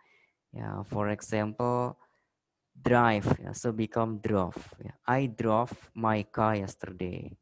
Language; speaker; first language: English; non-native, fluent; Indonesian